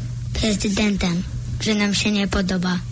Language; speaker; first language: Polish; early bilingual, heritage; Polish